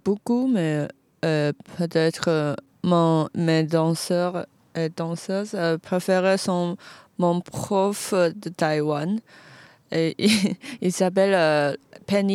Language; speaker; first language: French; non-native, fluent; Chinese